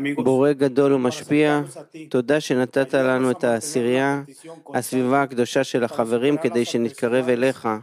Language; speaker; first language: Hebrew; non-native, fluent; Spanish